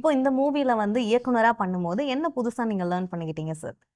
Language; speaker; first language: Tamil; native; Tamil